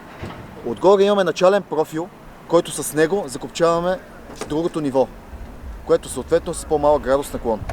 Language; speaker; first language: Bulgarian; native; Bulgarian